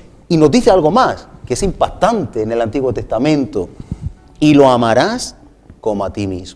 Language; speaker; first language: Spanish; native; Spanish